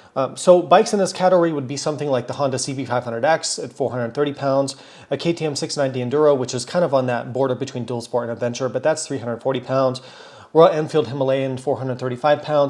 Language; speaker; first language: English; native; English